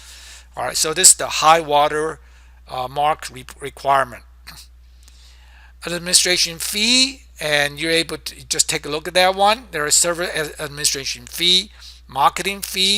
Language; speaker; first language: English; non-native, fluent; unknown